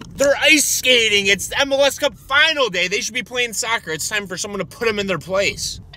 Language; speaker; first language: English; native; English